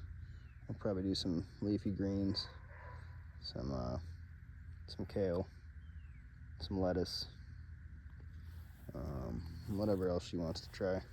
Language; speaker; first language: English; native; English